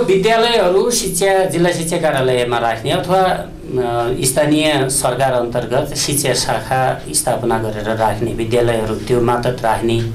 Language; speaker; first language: Nepali; native; Nepali